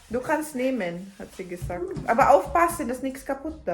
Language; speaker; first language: German; non-native, fluent; Filipino